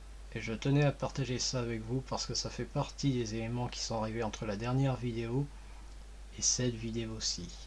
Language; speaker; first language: French; native; French